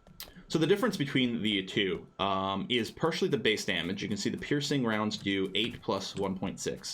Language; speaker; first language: English; native; English